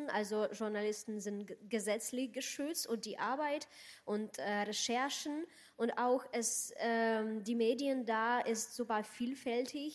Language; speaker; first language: German; non-native, fluent; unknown